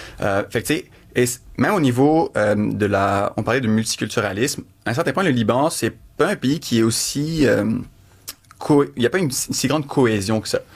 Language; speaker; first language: French; early bilingual, other home language; Arabic